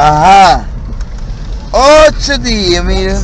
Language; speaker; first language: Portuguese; non-native, learner; Spanish